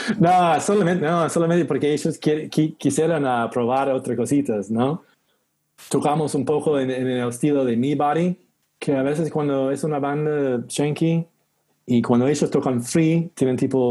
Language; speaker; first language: Spanish; non-native, learner; English